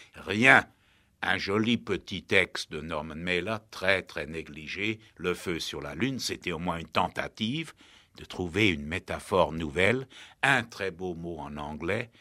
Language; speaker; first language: French; native; French